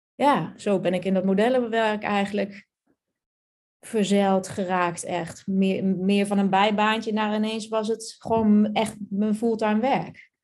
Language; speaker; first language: Dutch; native; Dutch